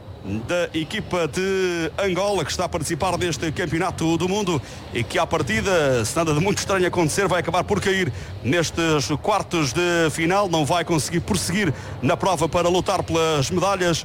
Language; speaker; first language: Portuguese; native; Portuguese